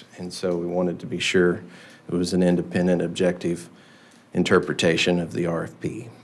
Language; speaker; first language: English; native; English